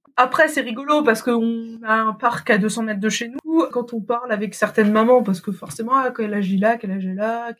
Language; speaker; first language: French; native; French